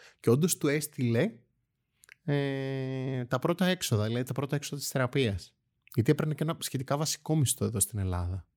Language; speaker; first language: Greek; native; Greek